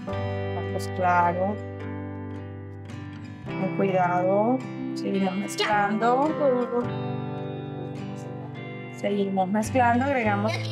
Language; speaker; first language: Spanish; native; Spanish